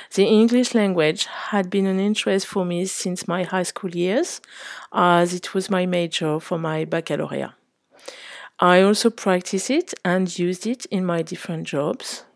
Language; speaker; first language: English; non-native, fluent; French